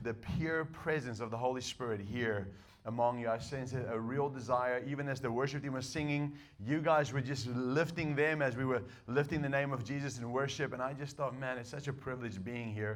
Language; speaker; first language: English; non-native, local second language; Afrikaans